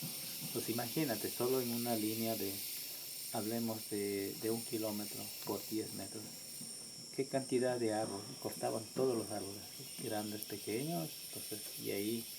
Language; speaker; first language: Spanish; non-native, local second language; Quechua